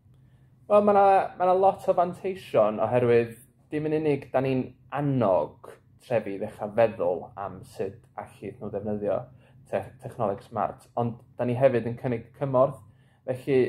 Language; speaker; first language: Welsh; native; Welsh